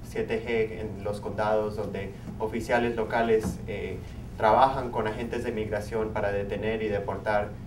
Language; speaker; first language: Spanish; early bilingual, heritage; Spanish